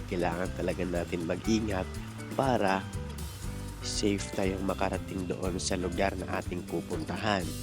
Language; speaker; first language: Filipino; non-native, local second language; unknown